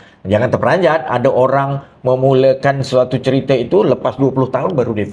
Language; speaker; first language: Malay; native; Malay